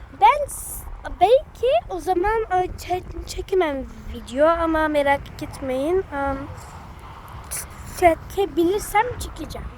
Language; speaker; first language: Turkish; early bilingual, heritage; Turkish